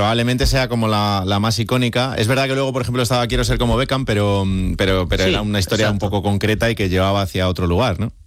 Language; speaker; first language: Spanish; native; Spanish